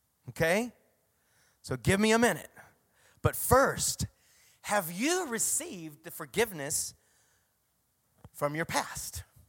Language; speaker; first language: English; native; English